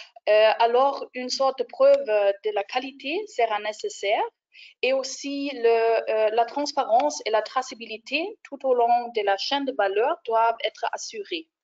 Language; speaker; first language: French; non-native, fluent; German